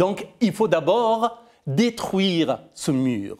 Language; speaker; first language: French; non-native, fluent; Persian